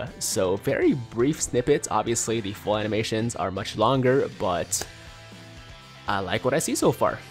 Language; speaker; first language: English; native; English